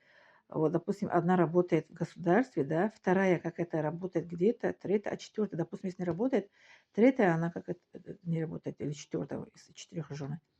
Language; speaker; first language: Russian; non-native, local second language; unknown